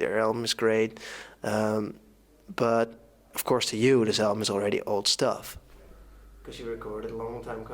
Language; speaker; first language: English; non-native, fluent; Dutch